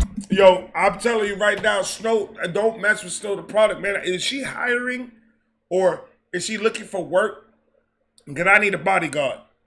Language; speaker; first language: English; early bilingual, other home language; Spanish